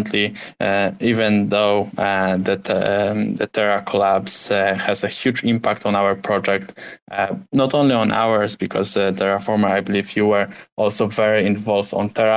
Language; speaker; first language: English; non-native, fluent; Polish